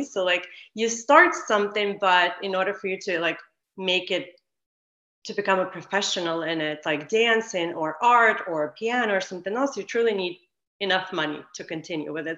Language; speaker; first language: English; non-native, fluent; Ukrainian